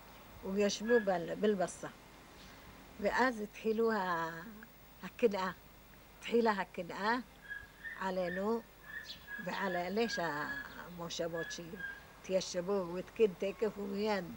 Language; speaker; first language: Hebrew; non-native, fluent; Arabic